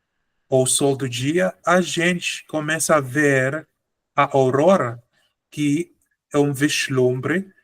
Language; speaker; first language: Portuguese; non-native, fluent; Spanish